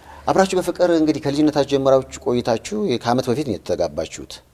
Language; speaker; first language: Amharic; native; Amharic